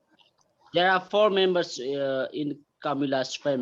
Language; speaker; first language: English; non-native, learner; Nepali